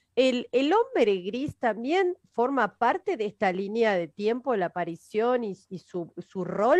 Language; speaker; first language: Spanish; native; Spanish